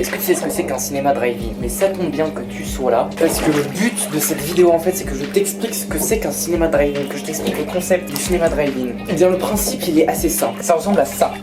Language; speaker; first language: French; native; French